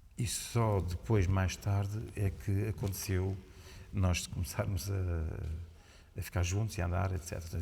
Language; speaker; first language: Portuguese; native; Portuguese